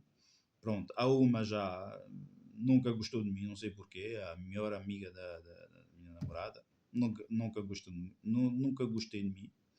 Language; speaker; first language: Portuguese; non-native, fluent; French